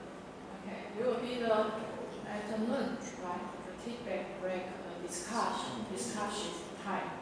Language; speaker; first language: English; non-native, learner; Chinese